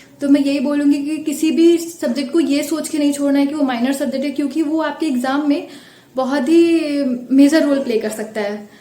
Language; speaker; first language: Hindi; native; Hindi